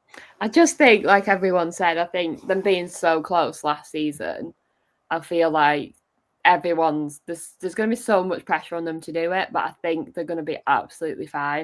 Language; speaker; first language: English; native; English